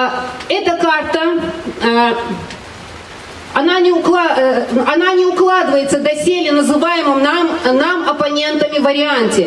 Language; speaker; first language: Russian; non-native, local second language; Ingush